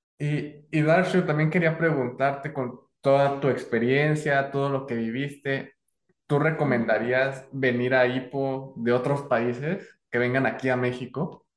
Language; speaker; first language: Spanish; native; Spanish